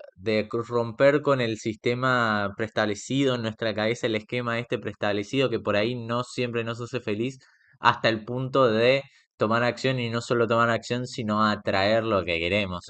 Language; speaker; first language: Spanish; native; Spanish